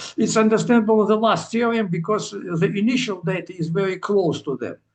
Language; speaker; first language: English; non-native, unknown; Russian